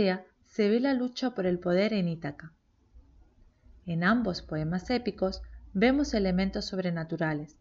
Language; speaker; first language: Spanish; native; Spanish